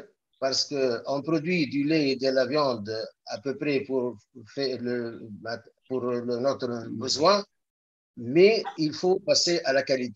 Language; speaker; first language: French; non-native, local second language; Arabic